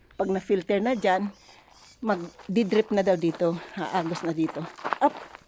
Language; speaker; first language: Filipino; native; Filipino